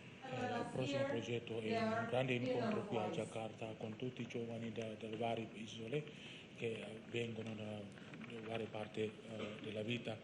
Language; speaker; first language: Italian; non-native, fluent; Indonesian